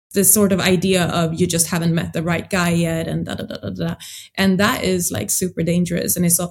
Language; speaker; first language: English; early bilingual, other home language; Swedish